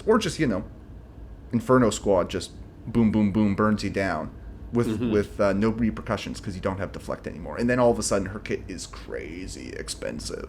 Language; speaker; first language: English; native; English